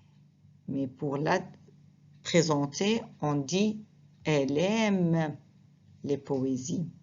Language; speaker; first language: French; non-native, fluent; Arabic